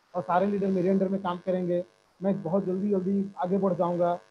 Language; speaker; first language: Hindi; native; Hindi